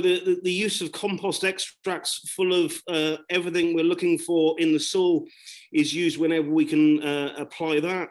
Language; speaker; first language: English; native; English